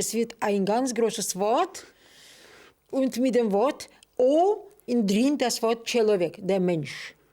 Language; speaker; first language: German; non-native, fluent; Russian